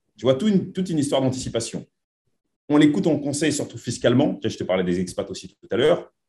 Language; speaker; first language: French; native; French